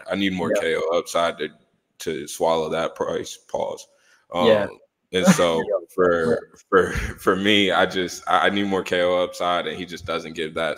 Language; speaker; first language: English; native; English